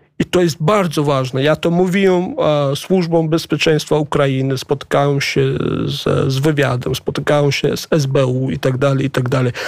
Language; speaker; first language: Polish; non-native, fluent; Chechen